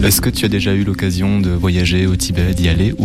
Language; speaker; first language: French; native; French